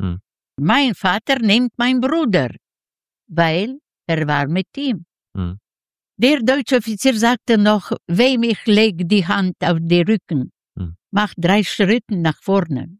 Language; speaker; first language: German; non-native, learner; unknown